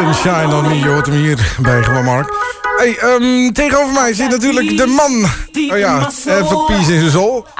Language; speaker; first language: Dutch; native; Dutch